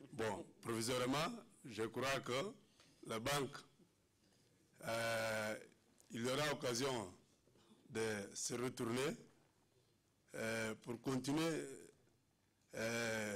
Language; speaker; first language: French; non-native, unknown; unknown